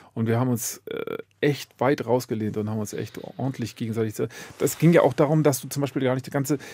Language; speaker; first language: German; native; German